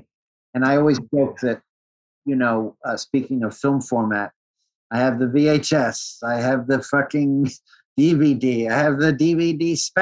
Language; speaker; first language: English; native; English